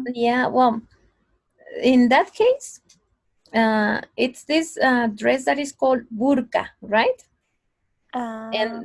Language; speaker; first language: English; non-native, fluent; Spanish